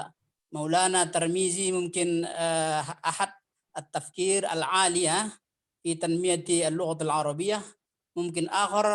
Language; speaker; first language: Arabic; non-native, fluent; Indonesian